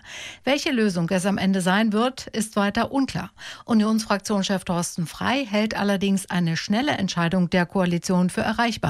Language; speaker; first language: German; native; German